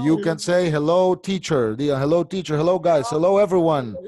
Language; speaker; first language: English; non-native, fluent; Spanish